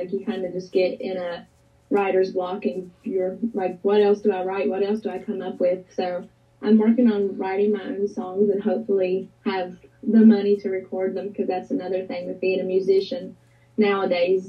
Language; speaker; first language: English; native; English